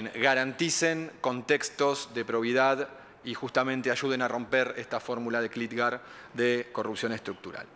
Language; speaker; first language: Spanish; native; Spanish